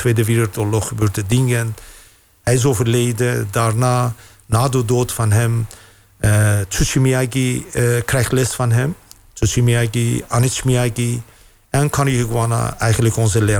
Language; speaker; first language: Dutch; non-native, fluent; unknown